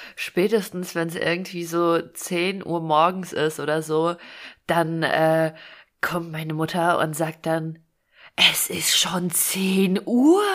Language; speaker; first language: German; early bilingual, other home language; Russian